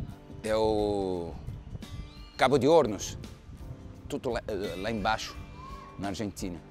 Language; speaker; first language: Portuguese; non-native, fluent; Spanish